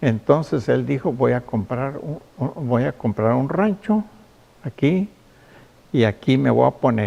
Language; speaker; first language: Spanish; native; Spanish